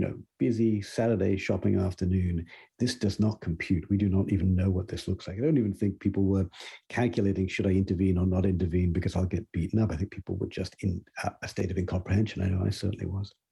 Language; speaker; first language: English; native; English